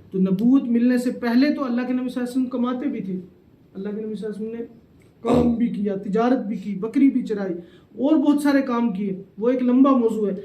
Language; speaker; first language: Urdu; non-native, local second language; Saraiki